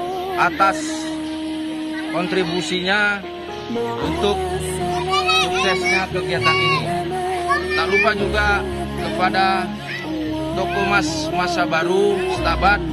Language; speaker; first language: Indonesian; native; Indonesian